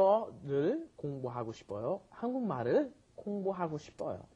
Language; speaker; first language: Korean; non-native, fluent; English